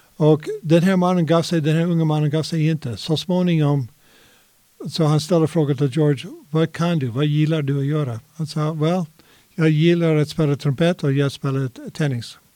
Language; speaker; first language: Swedish; non-native, fluent; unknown